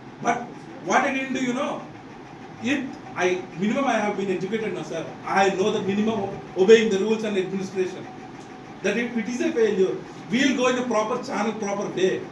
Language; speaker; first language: English; non-native, local second language; Telugu